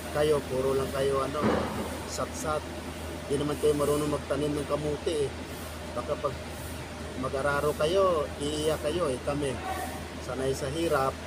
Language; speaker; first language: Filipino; non-native, local second language; Cebuano